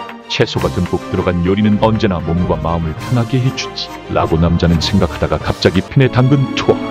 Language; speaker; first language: Korean; native; Korean